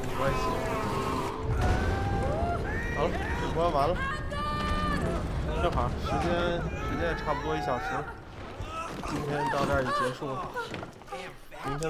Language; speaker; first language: Chinese; native; Chinese